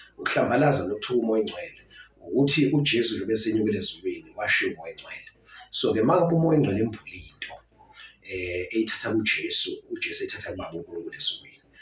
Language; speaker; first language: Zulu; native; Zulu